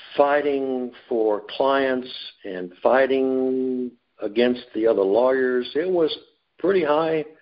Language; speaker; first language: English; native; English